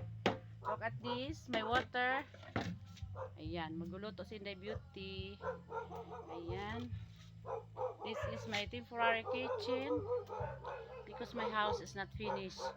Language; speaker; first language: English; non-native, learner; Filipino